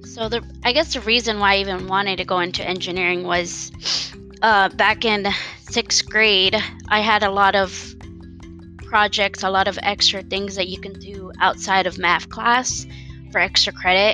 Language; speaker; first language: English; native; English